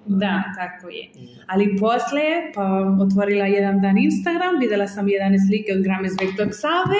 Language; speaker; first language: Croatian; non-native, learner; Spanish